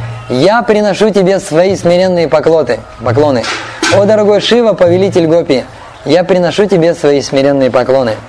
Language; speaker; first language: Russian; native; Russian